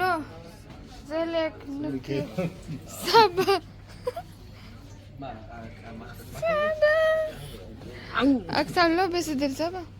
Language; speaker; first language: Hebrew; non-native, learner; Gujarati